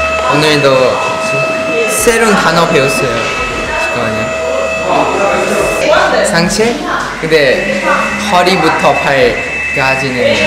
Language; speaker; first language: Korean; non-native, learner; Thai